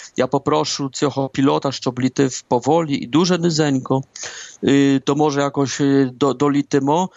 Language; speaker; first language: Ukrainian; early bilingual, heritage; Ukrainian